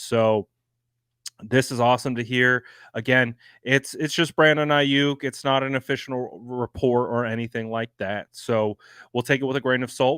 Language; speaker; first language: English; native; English